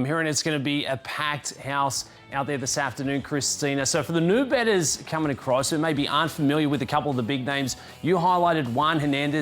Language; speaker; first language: English; native; English